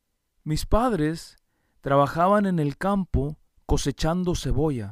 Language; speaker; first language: Spanish; early bilingual, heritage; Spanish